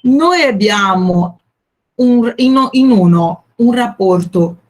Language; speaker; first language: Italian; non-native, fluent; Portuguese